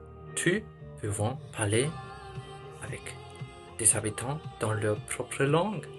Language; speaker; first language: French; non-native, learner; German